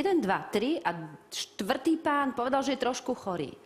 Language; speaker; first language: Slovak; native; Slovak